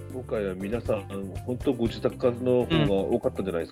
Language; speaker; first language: Japanese; native; Japanese